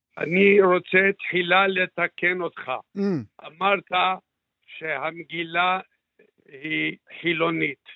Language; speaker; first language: Hebrew; early bilingual, other home language; Arabic